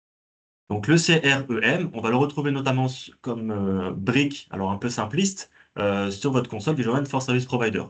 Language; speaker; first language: French; native; French